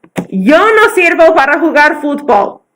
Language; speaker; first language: Spanish; non-native, fluent; English